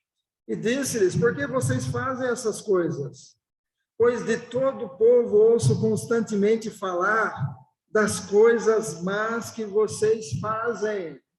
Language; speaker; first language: Portuguese; native; Portuguese